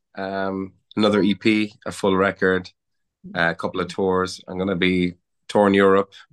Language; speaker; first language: English; native; English